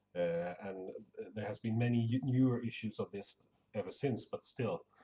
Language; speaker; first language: English; non-native, fluent; Swedish